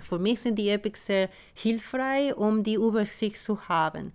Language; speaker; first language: German; non-native, fluent; Spanish